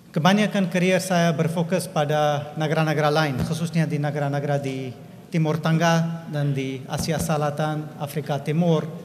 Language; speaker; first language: Indonesian; non-native, fluent; English